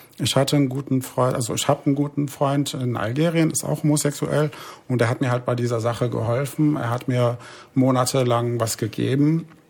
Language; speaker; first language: German; early bilingual, other home language; Arabic